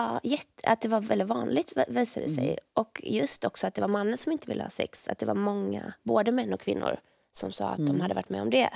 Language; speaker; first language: Swedish; native; Swedish